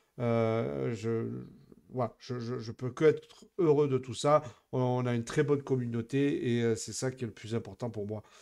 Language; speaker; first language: French; native; French